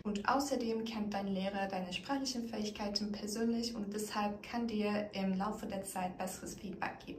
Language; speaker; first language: German; non-native, fluent; Turkish